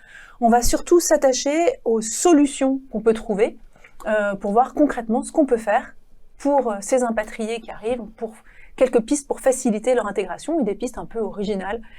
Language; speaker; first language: French; native; French